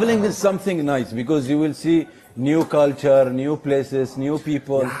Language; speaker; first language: English; non-native, learner; Arabic